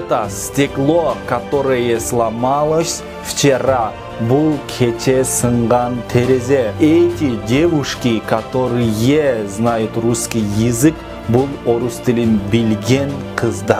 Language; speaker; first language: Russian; non-native, local second language; Kyrgyz